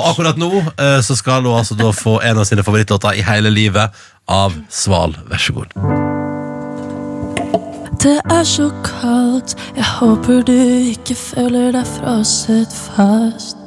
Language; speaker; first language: Norwegian; native; Norwegian